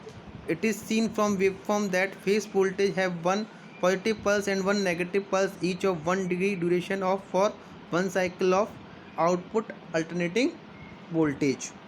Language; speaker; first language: English; non-native, local second language; Hindi